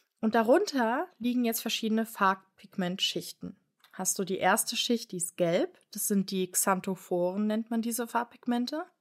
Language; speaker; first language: German; native; German